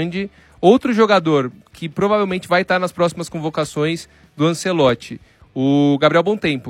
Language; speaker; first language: Portuguese; native; Portuguese